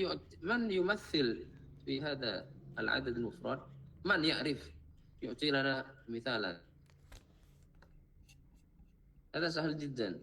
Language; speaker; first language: Arabic; non-native, fluent; Indonesian